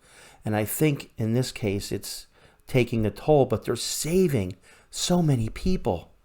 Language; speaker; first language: English; native; English